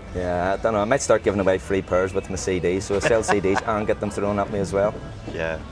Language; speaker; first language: English; native; English